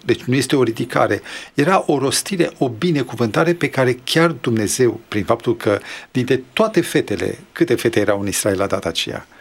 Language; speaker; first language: Romanian; native; Romanian